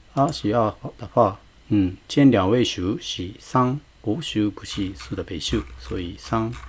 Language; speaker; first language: Chinese; non-native, fluent; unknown